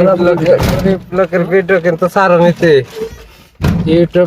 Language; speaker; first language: Hindi; non-native, learner; Bangla